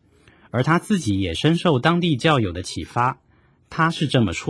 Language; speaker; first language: Chinese; native; Chinese